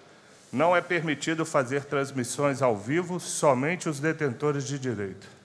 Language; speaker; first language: Portuguese; non-native, fluent; Spanish